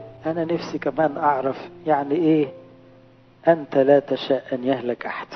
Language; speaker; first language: Arabic; native; Arabic